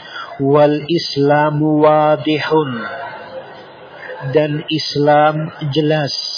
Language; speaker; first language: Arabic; non-native, fluent; Indonesian